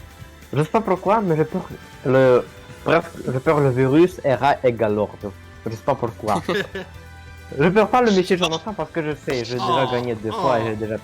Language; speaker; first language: French; non-native, learner; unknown